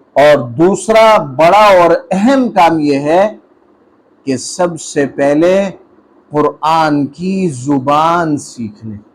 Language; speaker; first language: Urdu; native; Urdu